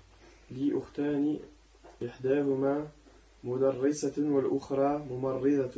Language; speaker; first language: Arabic; non-native, learner; French